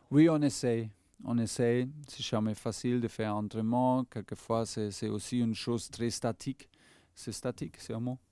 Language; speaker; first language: French; non-native, fluent; German